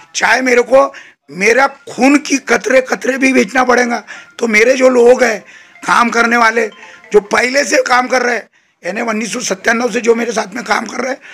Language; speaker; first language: Hindi; non-native, local second language; Marathi